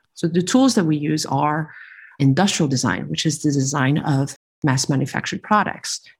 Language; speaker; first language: English; non-native, fluent; French